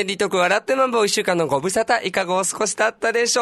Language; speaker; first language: Japanese; native; Japanese